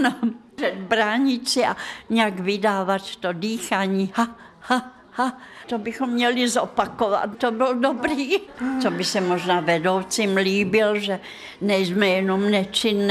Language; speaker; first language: Czech; non-native, fluent; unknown